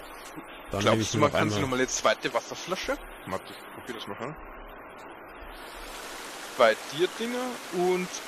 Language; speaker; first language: German; native; German